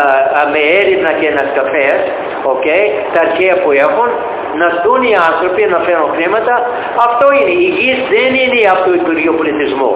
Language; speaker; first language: Greek; early bilingual, heritage; Greek